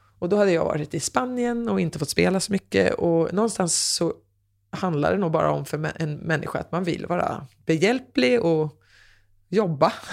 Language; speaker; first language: Swedish; native; Swedish